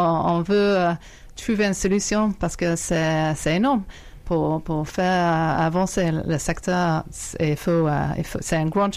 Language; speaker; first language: French; non-native, fluent; English